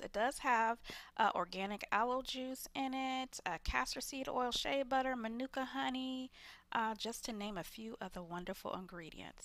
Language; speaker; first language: English; native; English